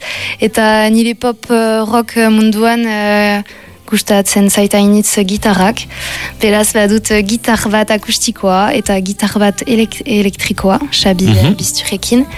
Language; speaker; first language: Basque; non-native, local second language; French